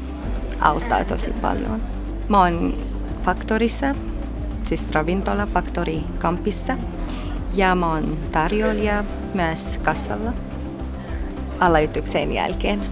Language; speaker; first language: Finnish; non-native, learner; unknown